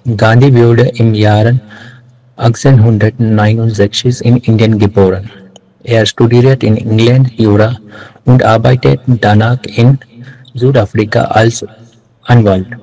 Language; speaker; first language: German; non-native, learner; Marathi